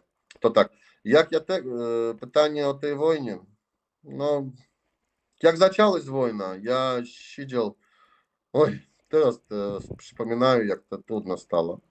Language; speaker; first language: Polish; non-native, learner; Russian